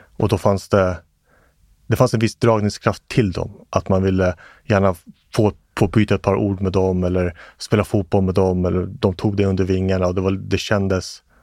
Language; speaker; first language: Swedish; early bilingual, other home language; English